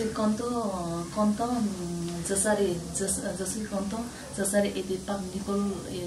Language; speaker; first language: French; non-native, learner; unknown